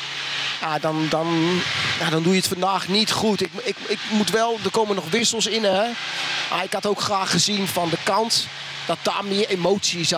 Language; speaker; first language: Dutch; native; Dutch